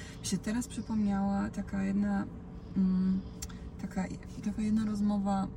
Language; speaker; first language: Polish; non-native, fluent; Croatian